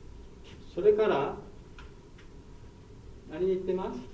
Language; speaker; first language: Japanese; non-native, learner; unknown